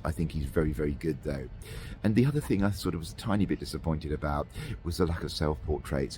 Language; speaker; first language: English; native; English